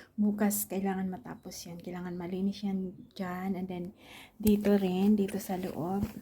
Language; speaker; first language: Filipino; non-native, local second language; Waray